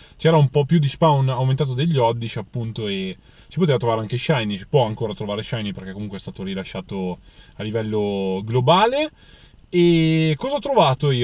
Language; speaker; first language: Italian; native; Italian